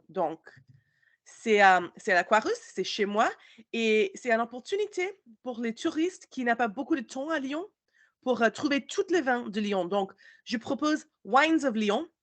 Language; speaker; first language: French; non-native, learner; English